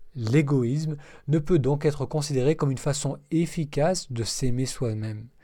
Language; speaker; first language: French; non-native, local second language; Arabic